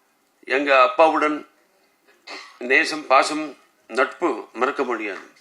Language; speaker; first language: Tamil; non-native, learner; Telugu